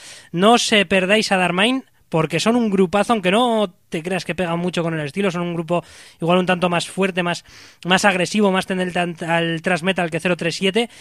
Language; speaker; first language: Spanish; native; Spanish